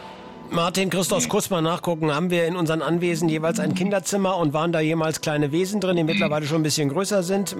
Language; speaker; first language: German; native; German